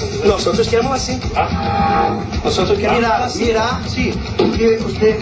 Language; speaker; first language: Spanish; non-native, learner; Portuguese